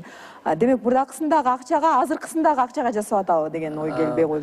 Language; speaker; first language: Kyrgyz; native; Kyrgyz